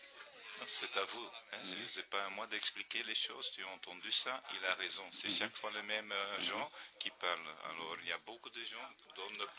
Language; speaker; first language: French; non-native, fluent; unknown